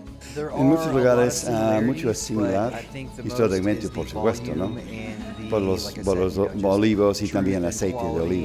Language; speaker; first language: Spanish; non-native, fluent; English